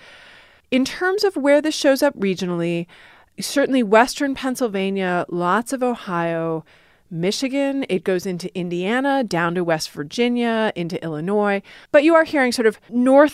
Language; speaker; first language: English; native; English